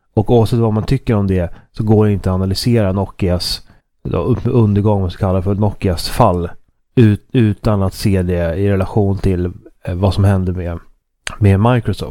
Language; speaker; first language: Swedish; native; Swedish